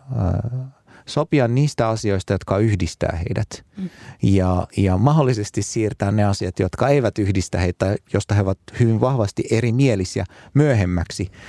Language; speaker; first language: Finnish; early bilingual, other home language; Arabic